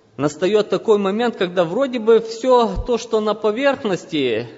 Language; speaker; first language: Russian; non-native, local second language; Ukrainian